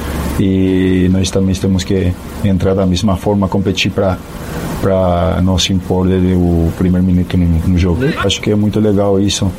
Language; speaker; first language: Portuguese; non-native, fluent; Spanish